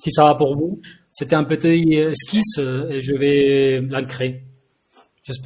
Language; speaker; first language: French; non-native, fluent; Spanish